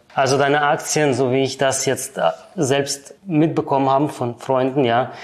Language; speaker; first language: German; non-native, fluent; Russian